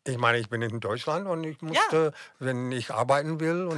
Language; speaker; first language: German; non-native, fluent; English